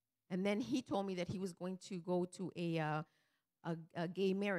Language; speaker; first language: English; early bilingual, other home language; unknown